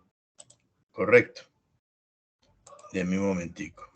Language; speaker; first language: Spanish; native; Spanish